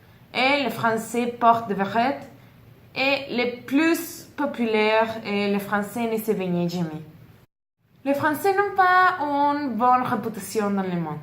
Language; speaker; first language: French; non-native, learner; Spanish